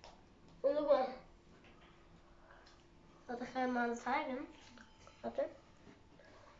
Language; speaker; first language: German; early bilingual, other home language; Urdu